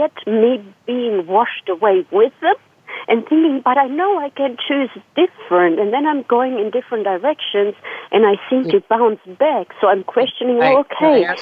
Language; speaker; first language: English; non-native, fluent; Serbian